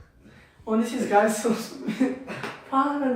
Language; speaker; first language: Portuguese; native; Portuguese